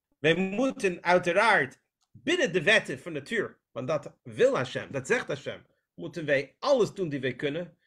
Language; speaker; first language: Dutch; non-native, fluent; English